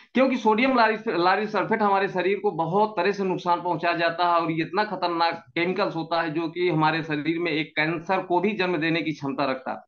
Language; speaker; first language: Hindi; native; Hindi